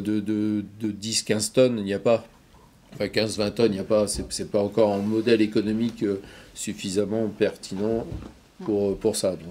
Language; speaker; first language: French; native; French